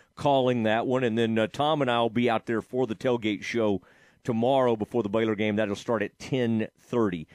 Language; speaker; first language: English; native; English